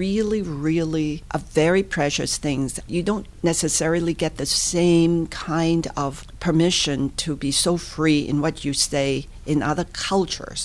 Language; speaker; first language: English; non-native, local second language; Cantonese